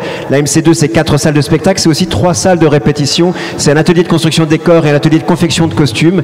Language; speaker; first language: French; native; French